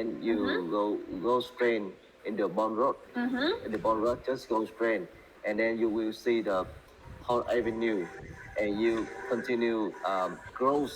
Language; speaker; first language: English; non-native, learner; Vietnamese